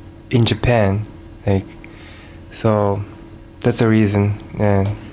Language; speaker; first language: English; non-native, learner; Japanese